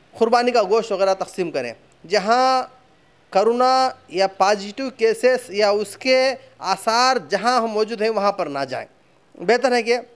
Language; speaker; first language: Hindi; non-native, local second language; Urdu